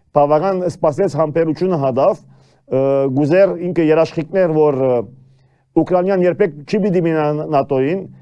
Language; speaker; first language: Armenian; early bilingual, heritage; Armenian